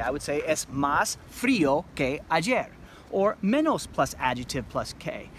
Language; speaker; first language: Spanish; non-native, fluent; English